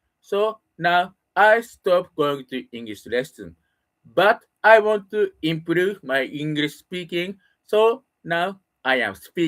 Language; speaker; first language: English; non-native, learner; Japanese